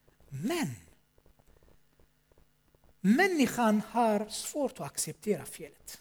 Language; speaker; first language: Swedish; non-native, fluent; Armenian